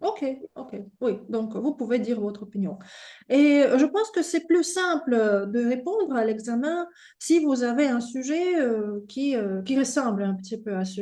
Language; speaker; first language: French; non-native, fluent; Russian